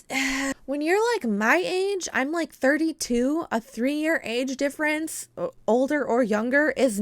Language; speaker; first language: English; native; English